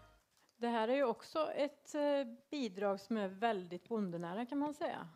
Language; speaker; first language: Swedish; native; Swedish